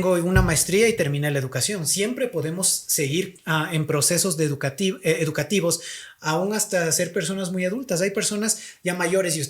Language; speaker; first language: Spanish; native; Spanish